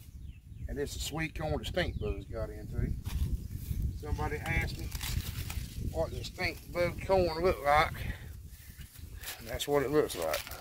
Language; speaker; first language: English; native; English